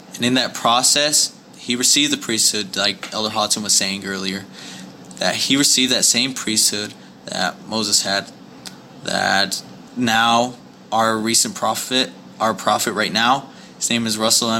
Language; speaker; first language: English; native; English